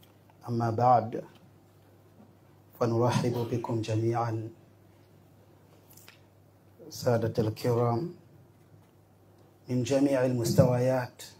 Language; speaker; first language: Arabic; non-native, fluent; Mossi